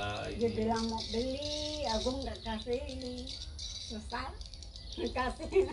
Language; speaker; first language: Indonesian; non-native, local second language; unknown